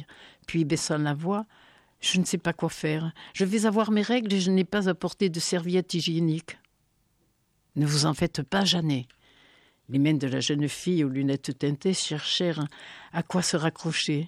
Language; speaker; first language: French; native; French